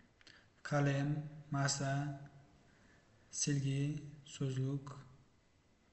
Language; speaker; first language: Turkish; non-native, fluent; Uzbek